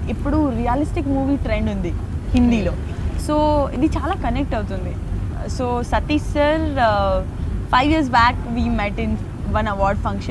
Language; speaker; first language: Telugu; non-native, local second language; Gujarati